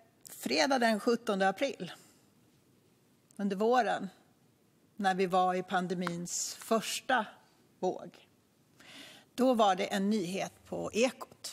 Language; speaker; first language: Swedish; native; Swedish